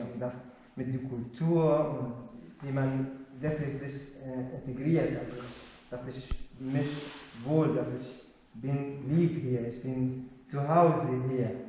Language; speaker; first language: German; non-native, learner; Arabic